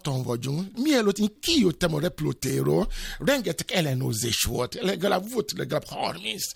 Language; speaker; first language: Hungarian; non-native, fluent; Yoruba